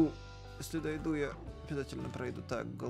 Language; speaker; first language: Russian; native; Russian